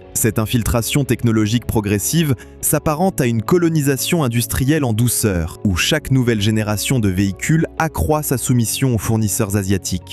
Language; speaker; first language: French; native; French